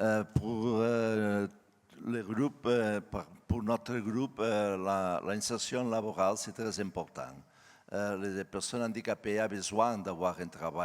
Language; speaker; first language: French; non-native, learner; Spanish